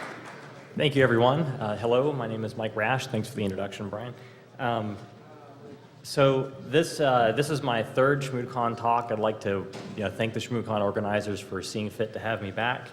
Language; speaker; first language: English; native; English